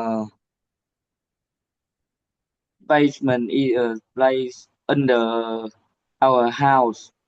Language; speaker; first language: English; non-native, learner; Vietnamese